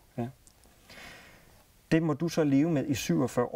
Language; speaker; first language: Danish; native; Danish